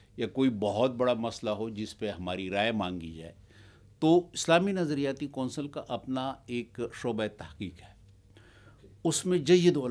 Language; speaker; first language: Urdu; non-native, local second language; Pashto